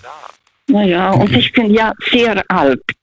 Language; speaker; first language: German; non-native, fluent; Russian